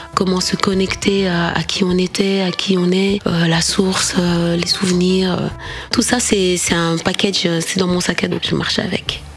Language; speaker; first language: French; non-native, local second language; Wolof